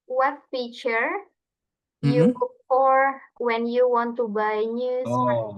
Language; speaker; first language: English; non-native, fluent; Indonesian